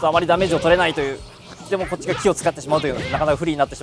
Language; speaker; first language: Japanese; native; Japanese